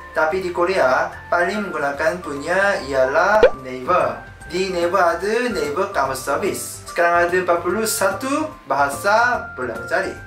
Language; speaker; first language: Malay; non-native, learner; Korean